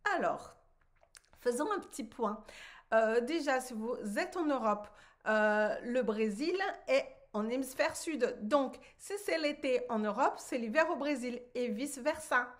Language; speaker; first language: French; non-native, fluent; Portuguese